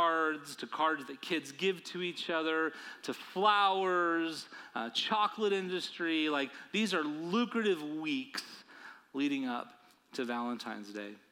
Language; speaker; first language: English; native; English